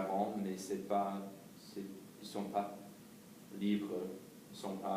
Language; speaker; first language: French; non-native, fluent; English